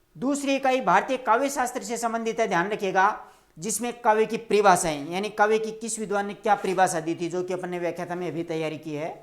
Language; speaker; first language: Hindi; native; Hindi